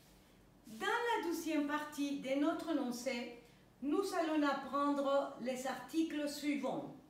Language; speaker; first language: French; non-native, fluent; Spanish